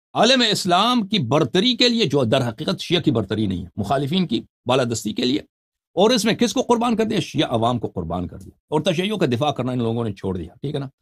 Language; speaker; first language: Urdu; non-native, fluent; Persian